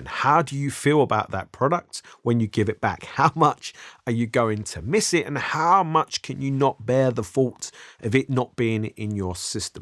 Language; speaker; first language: English; native; English